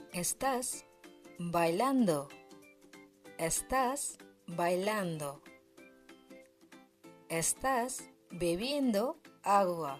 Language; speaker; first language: Spanish; non-native, fluent; Bangla